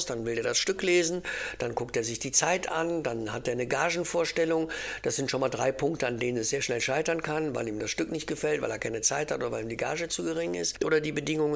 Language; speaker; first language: German; native; German